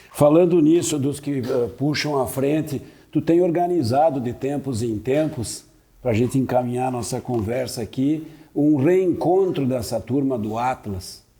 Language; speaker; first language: Portuguese; native; Portuguese